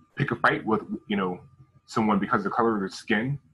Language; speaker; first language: English; native; English